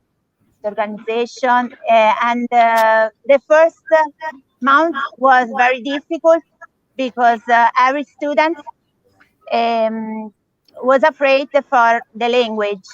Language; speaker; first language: English; non-native, learner; Italian